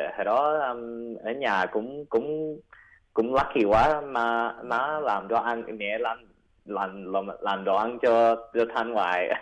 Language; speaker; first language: Vietnamese; early bilingual, heritage; Vietnamese